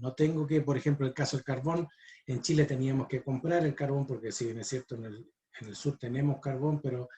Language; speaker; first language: Spanish; native; Spanish